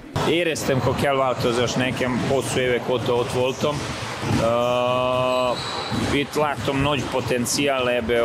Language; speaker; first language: Hungarian; non-native, fluent; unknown